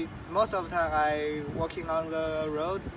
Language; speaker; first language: English; non-native, learner; Chinese